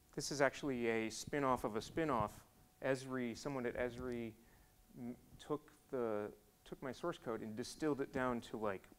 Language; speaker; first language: English; native; English